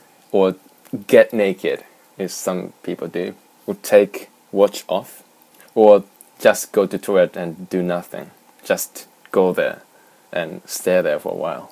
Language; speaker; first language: English; non-native, fluent; Japanese